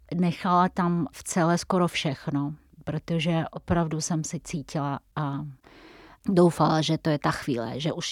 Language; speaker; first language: Czech; non-native, fluent; Tatar